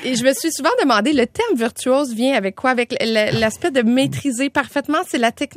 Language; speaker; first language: French; native; French